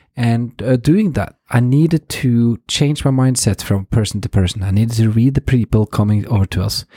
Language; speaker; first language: English; non-native, fluent; Norwegian